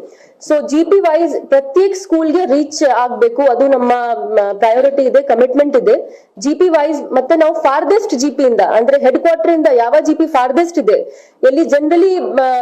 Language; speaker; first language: Kannada; non-native, fluent; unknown